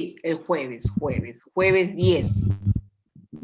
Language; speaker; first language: Spanish; native; Spanish